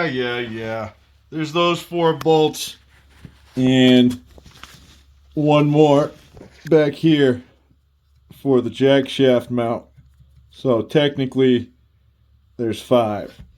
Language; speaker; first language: English; native; English